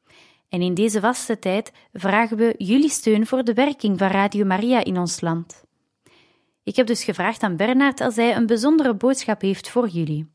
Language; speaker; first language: Dutch; native; Dutch